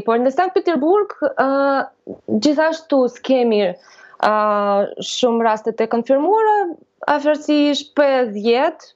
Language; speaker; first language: Albanian; non-native, learner; Russian